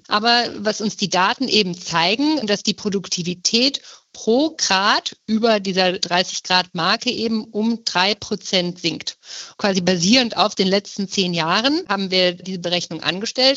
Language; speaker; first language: German; native; German